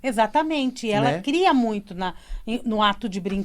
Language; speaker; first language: Portuguese; native; Portuguese